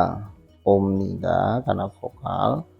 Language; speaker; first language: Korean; non-native, learner; Indonesian